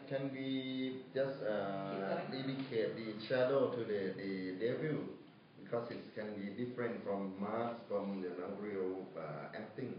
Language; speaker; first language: English; non-native, fluent; Thai